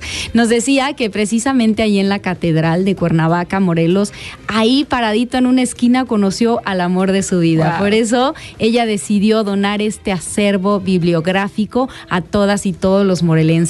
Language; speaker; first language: Spanish; native; Spanish